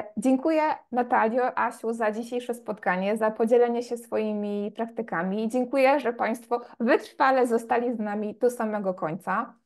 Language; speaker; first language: Polish; native; Polish